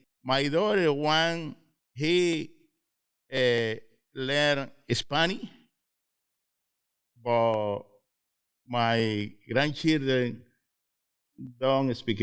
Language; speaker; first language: English; non-native, learner; Spanish